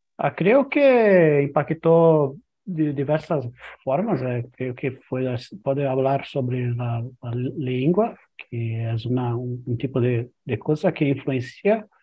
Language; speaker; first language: Spanish; non-native, learner; Portuguese